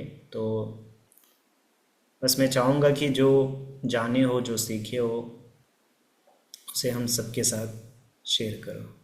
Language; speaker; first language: Hindi; native; Hindi